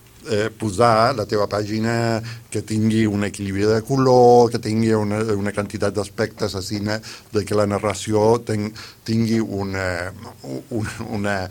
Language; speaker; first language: Catalan; non-native, fluent; Spanish